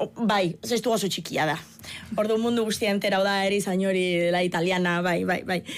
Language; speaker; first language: Basque; non-native, fluent; Italian